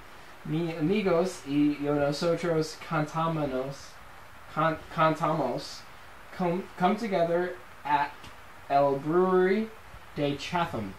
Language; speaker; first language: Spanish; non-native, learner; English